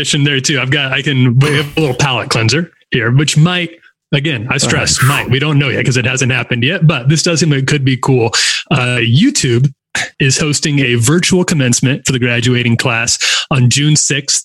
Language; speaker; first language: English; native; English